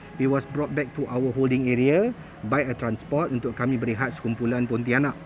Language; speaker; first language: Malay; native; Malay